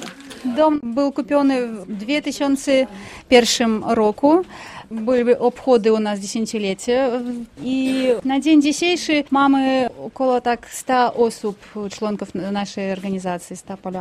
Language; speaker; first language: Polish; non-native, learner; Russian